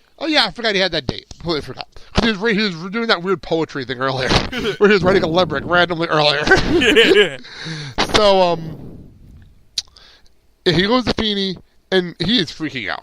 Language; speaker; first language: English; native; English